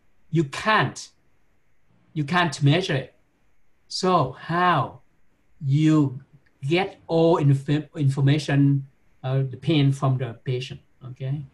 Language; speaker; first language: English; non-native, fluent; Vietnamese